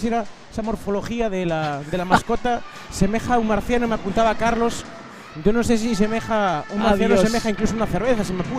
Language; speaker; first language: Spanish; native; Spanish